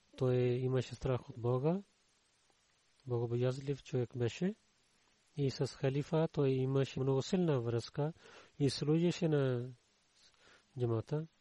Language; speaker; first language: Bulgarian; non-native, learner; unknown